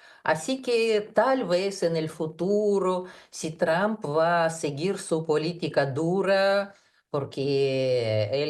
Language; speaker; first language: Spanish; non-native, fluent; Russian